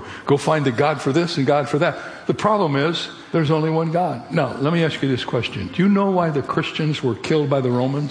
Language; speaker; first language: English; native; English